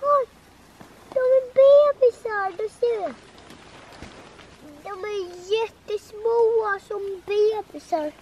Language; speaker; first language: Swedish; early bilingual, other home language; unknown